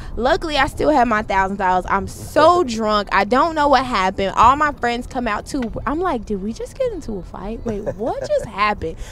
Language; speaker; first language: English; native; English